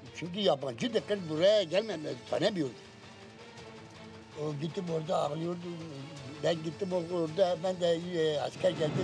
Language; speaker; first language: Turkish; non-native, local second language; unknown